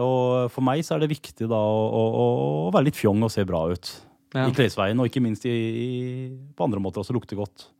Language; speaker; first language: Norwegian; native; Norwegian